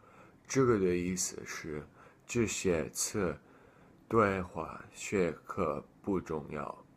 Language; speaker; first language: Chinese; non-native, learner; English